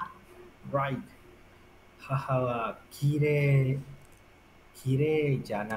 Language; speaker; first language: Japanese; non-native, learner; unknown